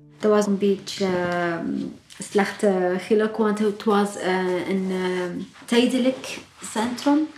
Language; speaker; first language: Dutch; non-native, learner; Arabic